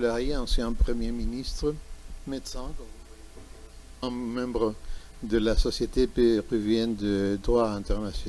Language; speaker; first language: French; non-native, learner; Spanish